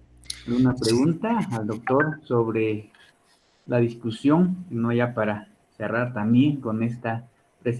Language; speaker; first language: Spanish; native; Spanish